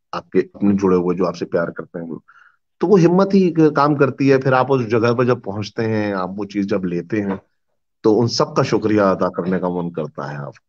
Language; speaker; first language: Hindi; native; Hindi